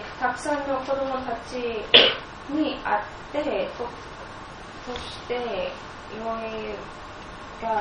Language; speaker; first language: Japanese; non-native, learner; English